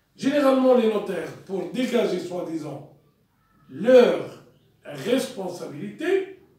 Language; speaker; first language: French; non-native, local second language; Arabic